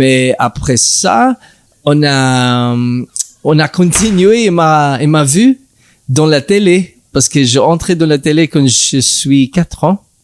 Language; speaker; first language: French; non-native, learner; English